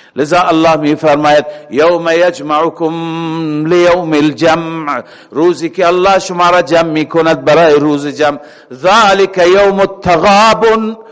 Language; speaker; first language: Persian; native; Persian